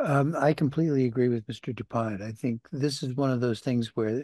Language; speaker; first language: English; native; English